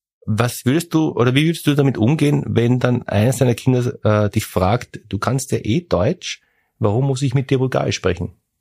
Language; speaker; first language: German; native; German